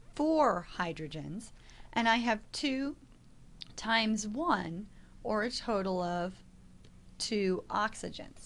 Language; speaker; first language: English; native; English